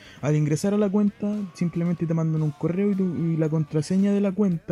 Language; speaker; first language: Spanish; native; Spanish